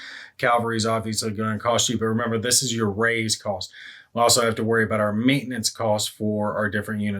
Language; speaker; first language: English; native; English